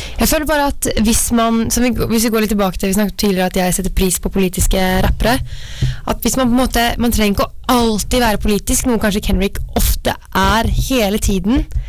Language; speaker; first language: Norwegian; native; Norwegian